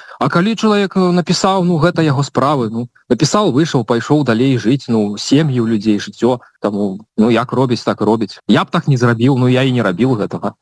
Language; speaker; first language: Belarusian; non-native, local second language; Russian